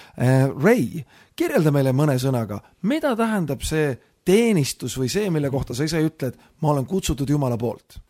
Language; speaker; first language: Estonian; native; Estonian